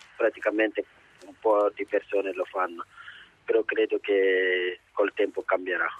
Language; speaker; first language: Italian; non-native, fluent; Wolof